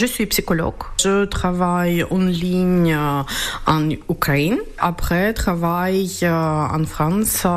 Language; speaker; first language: French; non-native, learner; Ukrainian